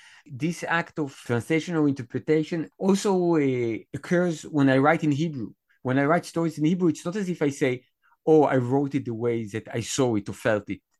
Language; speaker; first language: English; non-native, fluent; Hebrew